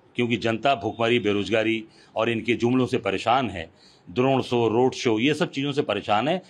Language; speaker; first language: Hindi; native; Hindi